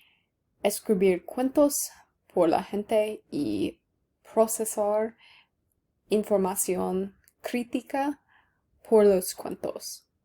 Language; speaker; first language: Spanish; non-native, learner; English